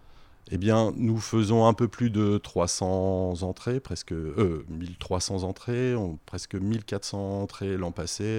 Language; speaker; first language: French; native; French